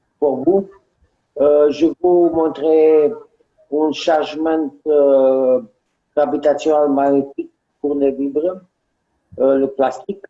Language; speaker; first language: French; non-native, learner; Romanian